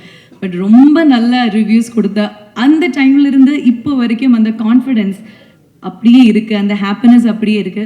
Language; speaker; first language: Tamil; non-native, fluent; Malayalam